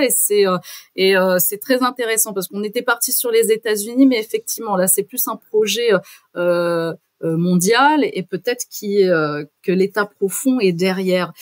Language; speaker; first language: French; native; French